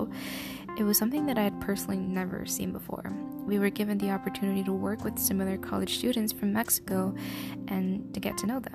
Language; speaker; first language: English; early bilingual, other home language; Spanish